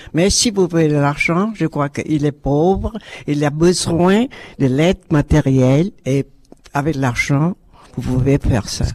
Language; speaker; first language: French; non-native, learner; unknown